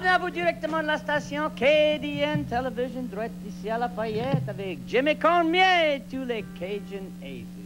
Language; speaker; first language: French; native; French